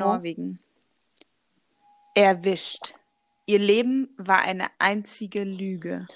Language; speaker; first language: German; native; German